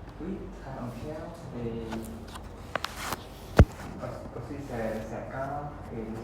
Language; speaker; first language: French; non-native, learner; Khmer